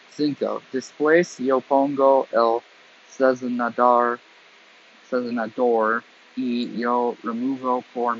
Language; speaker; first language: Spanish; non-native, learner; English